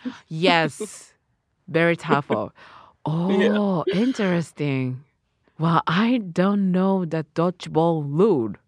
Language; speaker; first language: English; non-native, learner; Japanese